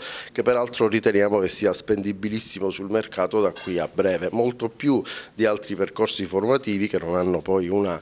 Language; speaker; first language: Italian; native; Italian